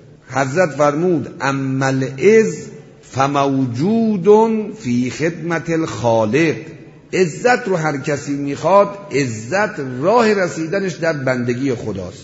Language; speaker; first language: Persian; native; Persian